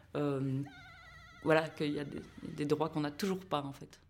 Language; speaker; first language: French; native; French